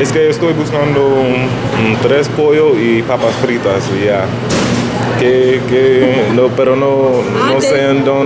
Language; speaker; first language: Spanish; non-native, learner; English